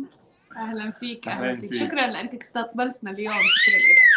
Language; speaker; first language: Arabic; native; Arabic